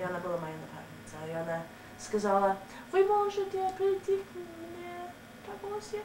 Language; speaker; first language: Russian; non-native, learner; English